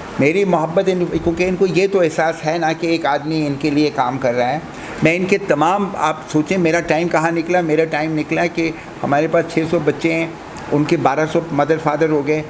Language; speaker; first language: Urdu; native; Urdu